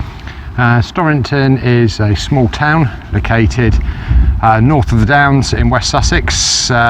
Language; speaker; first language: English; native; English